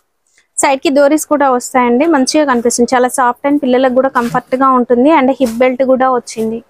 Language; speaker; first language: Telugu; native; Telugu